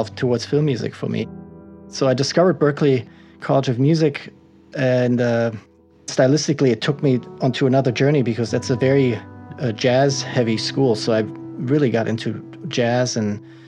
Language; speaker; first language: English; non-native, fluent; German